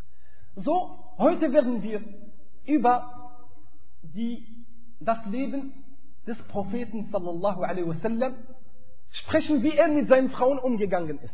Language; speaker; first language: German; non-native, fluent; Arabic